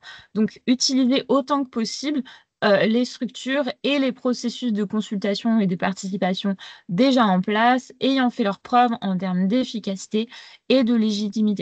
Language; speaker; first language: French; native; French